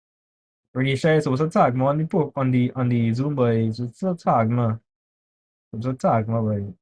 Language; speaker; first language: English; native; English